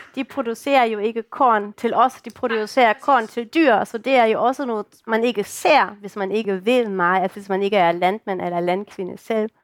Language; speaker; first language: Danish; non-native, fluent; German